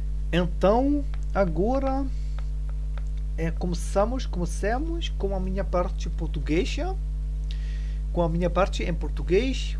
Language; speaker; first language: Portuguese; non-native, learner; German